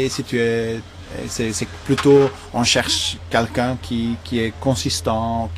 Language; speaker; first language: French; non-native, local second language; Dutch